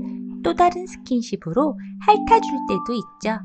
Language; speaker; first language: Korean; native; Korean